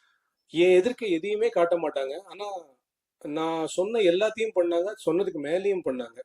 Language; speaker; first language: Tamil; native; Tamil